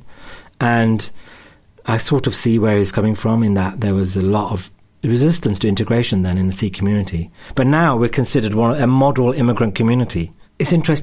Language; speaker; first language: English; native; English